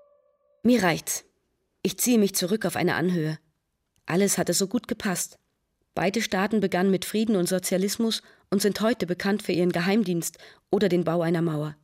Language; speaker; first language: German; native; German